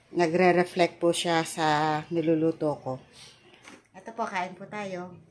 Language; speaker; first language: Filipino; non-native, local second language; Iloko